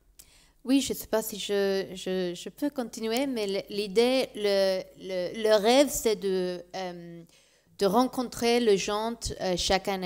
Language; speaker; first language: French; non-native, learner; Spanish